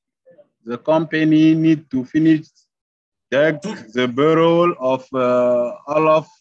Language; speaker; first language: English; non-native, learner; French